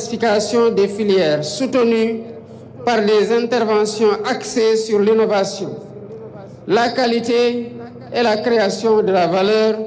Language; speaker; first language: French; non-native, local second language; Wolof